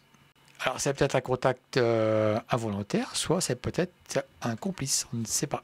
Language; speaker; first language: French; native; French